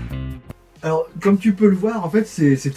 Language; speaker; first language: French; native; French